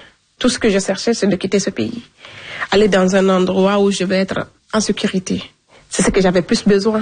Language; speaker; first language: French; non-native, local second language; Fula